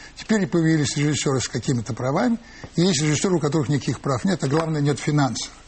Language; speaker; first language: Russian; native; Russian